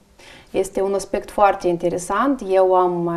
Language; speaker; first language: Romanian; non-native, learner; Russian